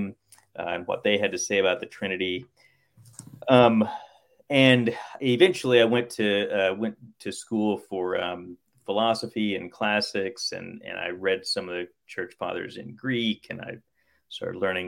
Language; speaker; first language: English; native; English